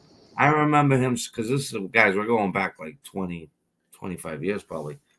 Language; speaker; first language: English; native; English